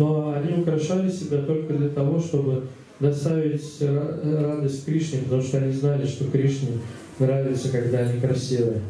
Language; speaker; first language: Russian; native; Russian